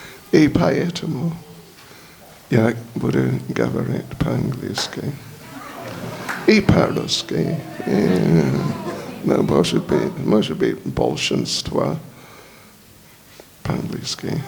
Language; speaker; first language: Russian; non-native, learner; English